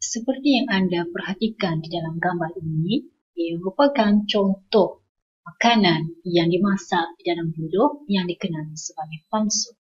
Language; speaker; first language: Malay; non-native, local second language; Iban